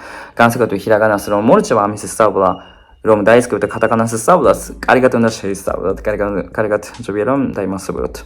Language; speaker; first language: Georgian; non-native, fluent; Japanese